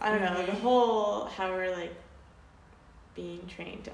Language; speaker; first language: English; native; English